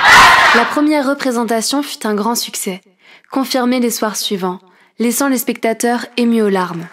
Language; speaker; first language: French; native; French